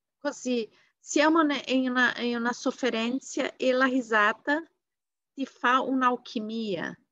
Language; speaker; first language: Italian; non-native, fluent; Portuguese